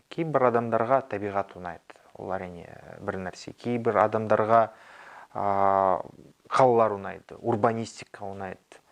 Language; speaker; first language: Kazakh; non-native, local second language; Russian